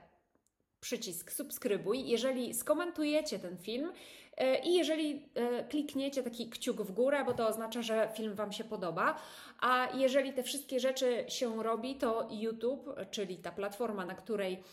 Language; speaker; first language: Polish; native; Polish